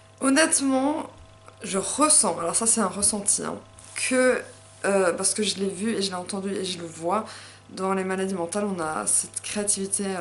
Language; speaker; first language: French; native; French